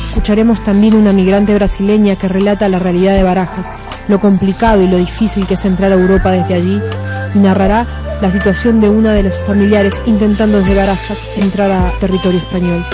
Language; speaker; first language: Spanish; native; Spanish